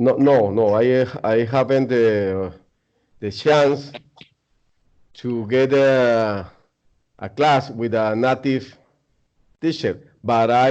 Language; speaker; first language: English; non-native, learner; Spanish